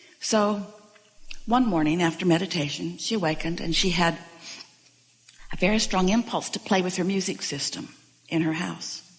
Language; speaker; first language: English; native; English